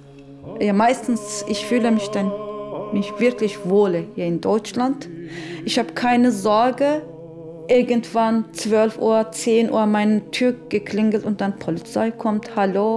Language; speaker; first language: German; non-native, learner; Turkish